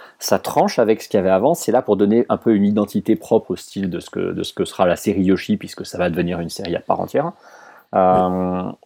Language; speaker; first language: French; native; French